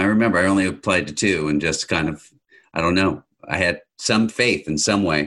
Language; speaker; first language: English; native; English